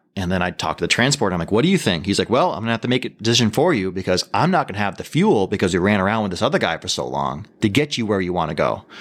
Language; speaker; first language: English; native; English